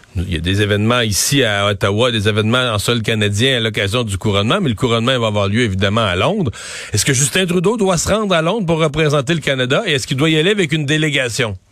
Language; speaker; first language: French; native; French